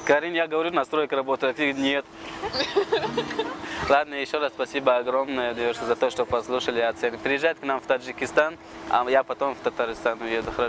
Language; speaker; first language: Russian; non-native, local second language; Tajik